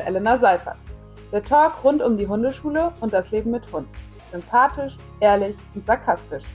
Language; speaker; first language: German; native; German